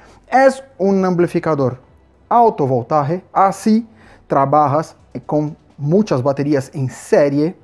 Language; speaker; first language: Spanish; non-native, fluent; Portuguese